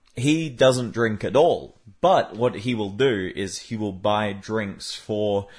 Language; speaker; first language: English; native; English